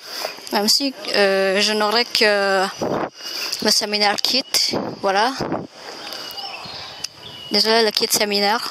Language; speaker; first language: French; non-native, fluent; Indonesian